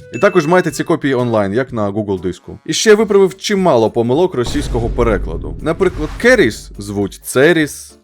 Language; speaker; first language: Ukrainian; non-native, local second language; Russian